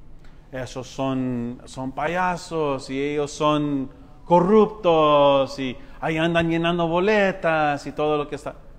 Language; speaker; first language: Spanish; early bilingual, heritage; Spanish